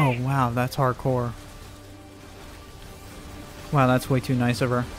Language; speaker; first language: English; native; English